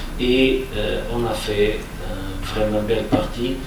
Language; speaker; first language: French; non-native, fluent; Portuguese